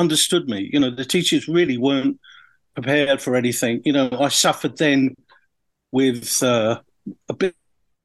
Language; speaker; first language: English; native; English